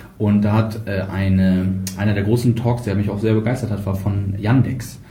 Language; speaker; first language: German; native; German